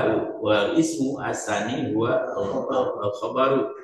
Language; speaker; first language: Arabic; non-native, learner; Indonesian